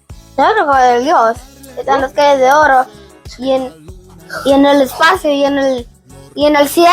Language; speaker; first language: Spanish; early bilingual, heritage; Spanish